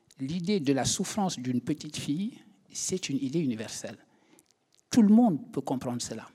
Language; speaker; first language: French; non-native, local second language; Wolof